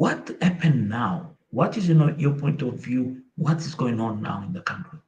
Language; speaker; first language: English; non-native, local second language; Portuguese